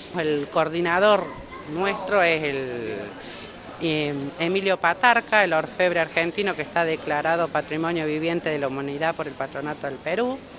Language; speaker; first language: Spanish; native; Spanish